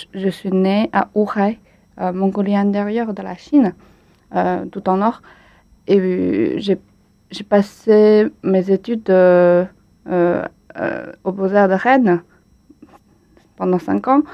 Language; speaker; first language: French; non-native, fluent; Chinese